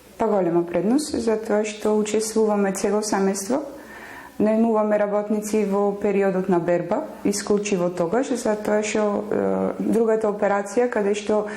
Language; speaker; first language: Macedonian; native; Macedonian